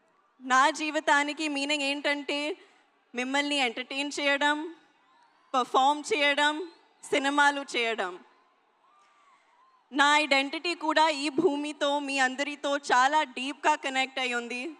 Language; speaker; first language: Telugu; non-native, learner; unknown